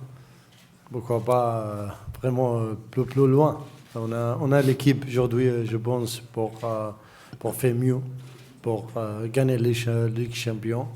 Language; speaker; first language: French; non-native, learner; Arabic